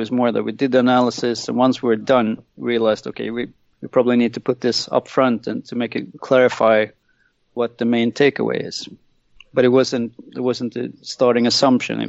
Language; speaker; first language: English; non-native, fluent; Swedish